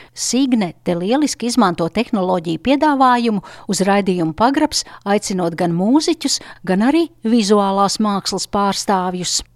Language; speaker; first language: Latvian; native; Latvian